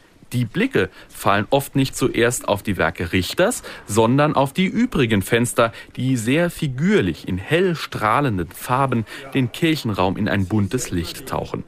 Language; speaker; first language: German; native; German